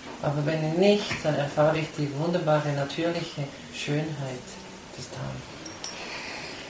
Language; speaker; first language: German; native; German